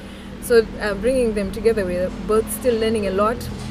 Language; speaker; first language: English; non-native, local second language; Shona